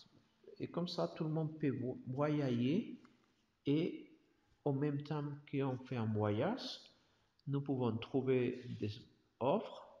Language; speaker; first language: French; non-native, learner; Spanish